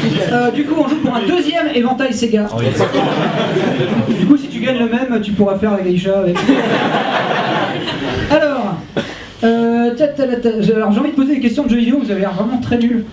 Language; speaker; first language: French; native; French